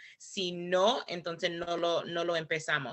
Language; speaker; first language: Spanish; early bilingual, heritage; Spanish